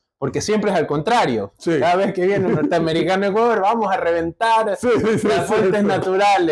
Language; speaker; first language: Spanish; native; Spanish